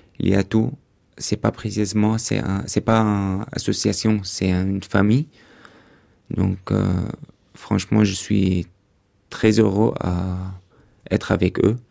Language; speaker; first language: French; non-native, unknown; Arabic